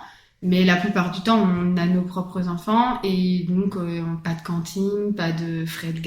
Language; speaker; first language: French; native; French